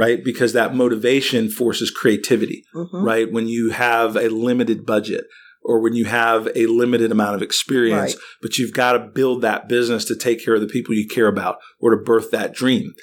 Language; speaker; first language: English; native; English